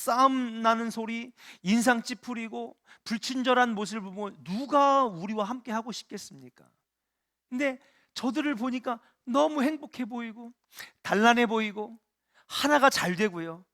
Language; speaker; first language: Korean; native; Korean